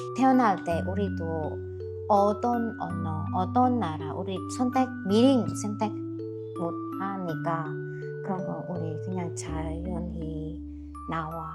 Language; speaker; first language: Korean; non-native, learner; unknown